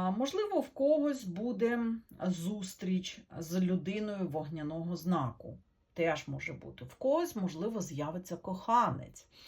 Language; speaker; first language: Ukrainian; non-native, local second language; Russian